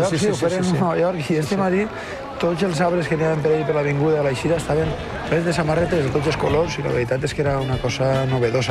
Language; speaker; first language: Catalan; native; Catalan